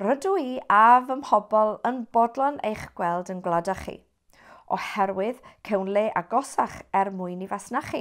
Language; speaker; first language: Welsh; non-native, fluent; English